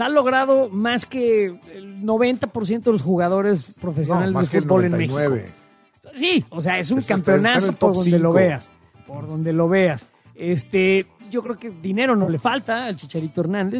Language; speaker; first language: Spanish; native; Spanish